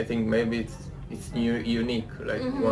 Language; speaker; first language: English; non-native, learner; Italian